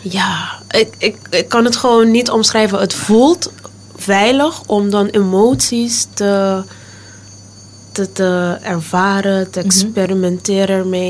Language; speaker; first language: Dutch; non-native, local second language; Papiamento